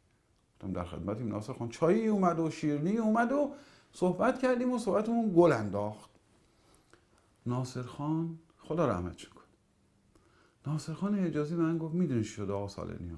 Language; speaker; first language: Persian; native; Persian